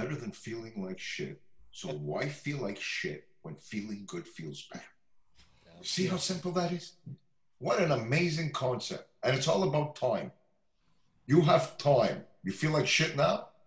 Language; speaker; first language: English; non-native, fluent; French